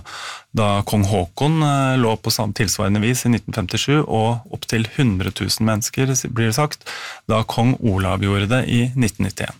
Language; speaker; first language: Norwegian; native; Norwegian